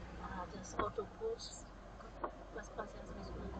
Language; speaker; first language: German; non-native, learner; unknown